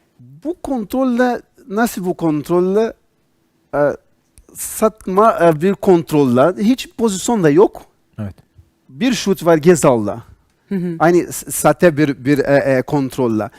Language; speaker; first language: Turkish; non-native, learner; Portuguese